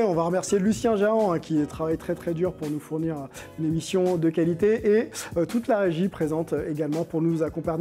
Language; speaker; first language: French; native; French